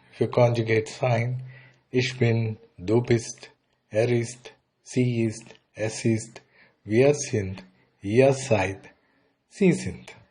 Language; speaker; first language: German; non-native, fluent; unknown